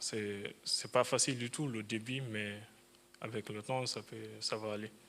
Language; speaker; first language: French; non-native, fluent; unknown